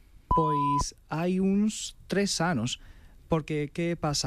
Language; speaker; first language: Galician; non-native, fluent; Spanish